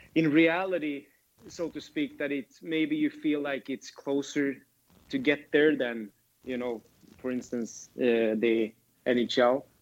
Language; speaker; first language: English; non-native, fluent; Swedish